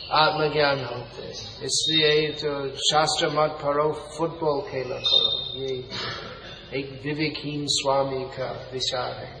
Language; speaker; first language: Hindi; non-native, fluent; English